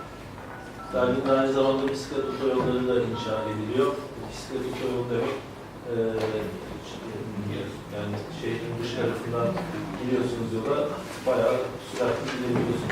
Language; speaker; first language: Turkish; native; Turkish